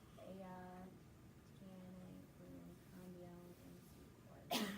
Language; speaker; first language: Spanish; non-native, learner; English